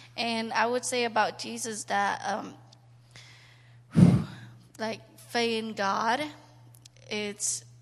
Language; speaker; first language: English; non-native, learner; Khmer